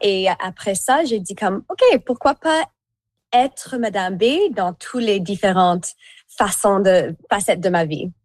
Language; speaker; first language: French; native; French